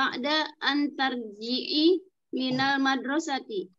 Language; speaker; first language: Arabic; non-native, learner; Indonesian